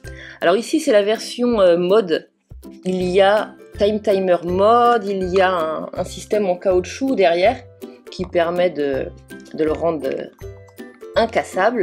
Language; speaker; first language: French; native; French